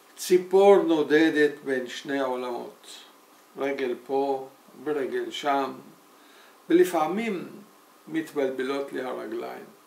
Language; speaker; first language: Hebrew; early bilingual, other home language; Arabic